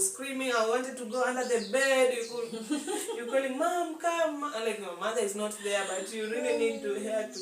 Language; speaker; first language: English; non-native, local second language; Swahili